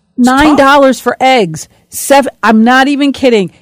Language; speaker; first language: English; native; English